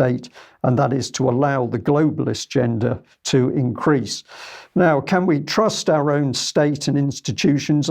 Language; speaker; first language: English; native; English